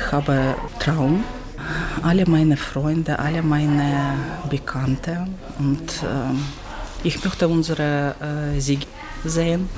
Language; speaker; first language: German; non-native, learner; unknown